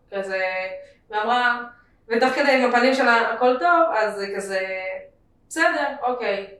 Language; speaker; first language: Hebrew; early bilingual, other home language; Russian